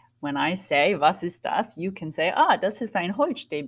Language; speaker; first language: German; non-native, fluent; English